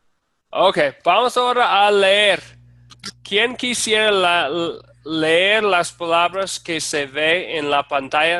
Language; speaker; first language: Spanish; non-native, fluent; English